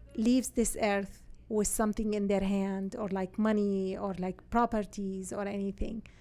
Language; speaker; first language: English; non-native, fluent; Arabic